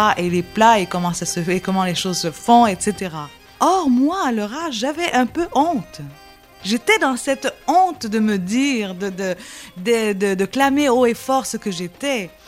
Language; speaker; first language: French; non-native, local second language; Arabic